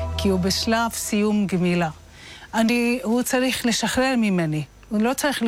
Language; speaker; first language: Hebrew; non-native, fluent; Norwegian